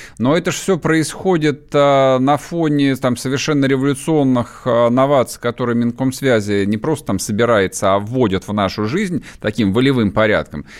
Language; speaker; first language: Russian; native; Russian